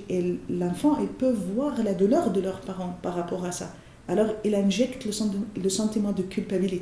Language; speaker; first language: French; non-native, fluent; Arabic